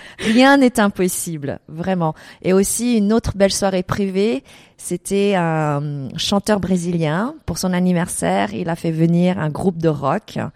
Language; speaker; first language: French; early bilingual, other home language; Vietnamese